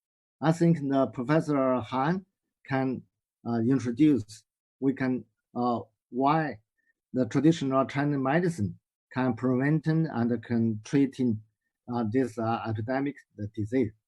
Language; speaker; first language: English; non-native, learner; Chinese